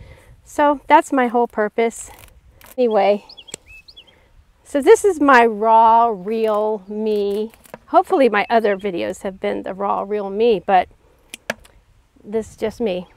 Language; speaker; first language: English; native; English